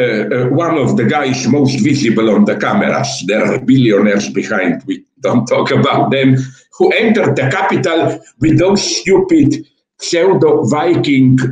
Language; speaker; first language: English; non-native, fluent; Slovenian